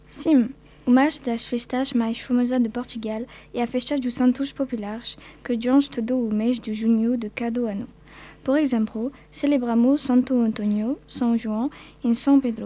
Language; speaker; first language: Portuguese; non-native, learner; French